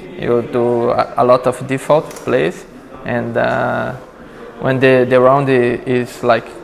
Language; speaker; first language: English; non-native, learner; Portuguese